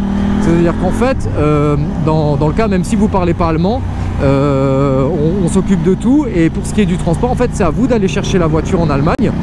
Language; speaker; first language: French; native; French